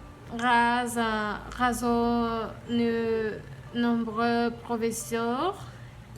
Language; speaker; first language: French; non-native, learner; Spanish